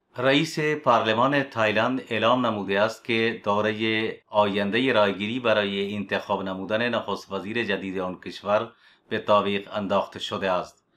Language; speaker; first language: Persian; non-native, fluent; Urdu